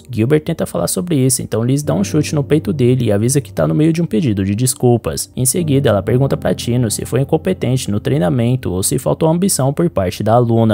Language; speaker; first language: Portuguese; native; Portuguese